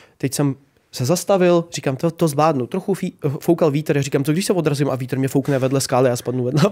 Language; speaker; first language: Czech; early bilingual, other home language; Ukrainian